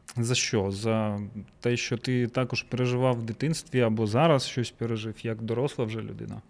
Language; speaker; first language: Ukrainian; non-native, local second language; Russian